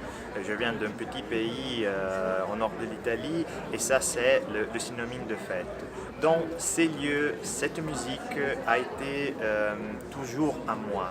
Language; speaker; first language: French; non-native, fluent; Italian